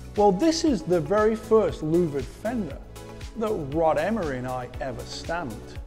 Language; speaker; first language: English; native; English